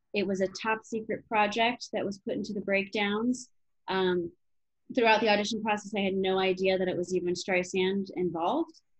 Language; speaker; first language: English; native; English